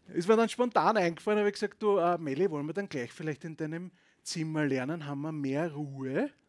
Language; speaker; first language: German; native; German